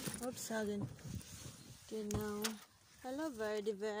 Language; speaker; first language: German; non-native, learner; Filipino